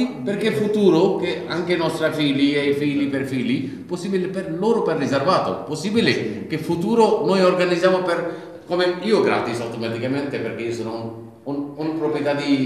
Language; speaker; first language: Italian; non-native, learner; Bangla